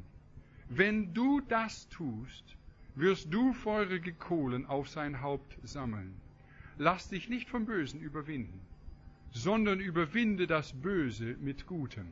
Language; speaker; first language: German; non-native, fluent; English